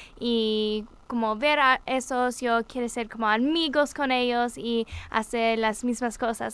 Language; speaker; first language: Spanish; non-native, learner; English